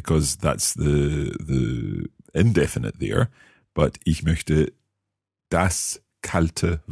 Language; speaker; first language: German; non-native, learner; English